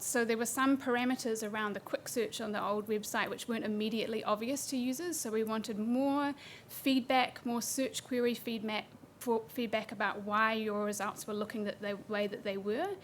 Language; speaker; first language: English; native; English